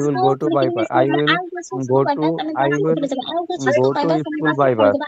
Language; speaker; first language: English; non-native, learner; Bangla